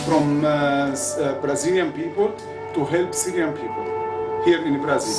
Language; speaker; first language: English; non-native, learner; Arabic